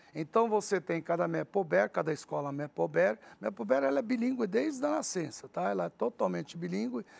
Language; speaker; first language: Portuguese; early bilingual, other home language; Arabic